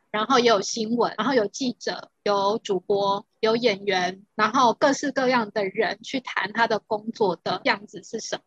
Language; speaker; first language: Chinese; native; Chinese